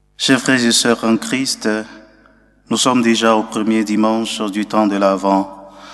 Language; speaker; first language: French; non-native, local second language; Ewe